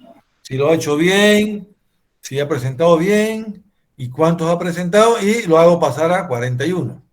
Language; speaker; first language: Spanish; native; Spanish